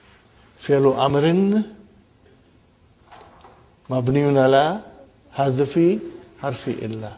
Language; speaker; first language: Arabic; non-native, fluent; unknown